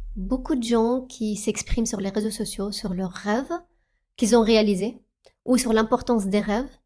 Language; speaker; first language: French; non-native, fluent; Arabic